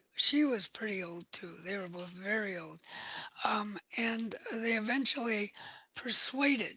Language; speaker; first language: English; native; English